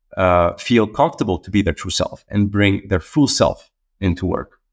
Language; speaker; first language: English; non-native, fluent; Arabic